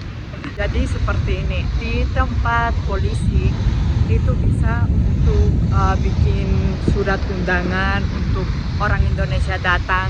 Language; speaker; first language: Indonesian; non-native, fluent; Spanish